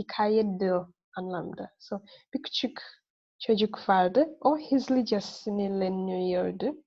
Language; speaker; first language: Turkish; non-native, fluent; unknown